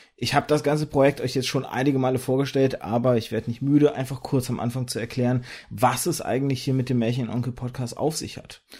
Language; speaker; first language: German; early bilingual, other home language; Russian